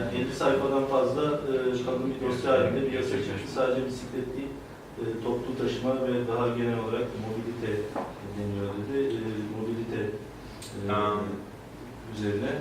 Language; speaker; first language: Turkish; native; Turkish